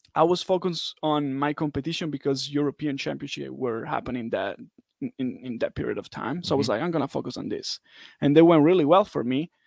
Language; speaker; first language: English; non-native, fluent; Italian